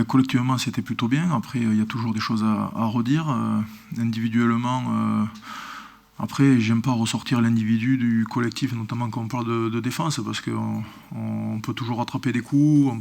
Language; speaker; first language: French; native; French